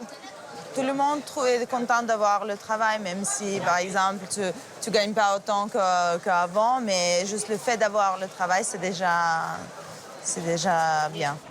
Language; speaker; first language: French; non-native, fluent; Ukrainian